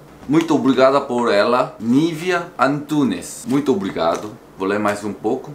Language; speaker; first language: Portuguese; non-native, fluent; Korean